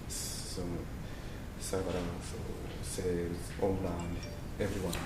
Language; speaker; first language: English; non-native, learner; Japanese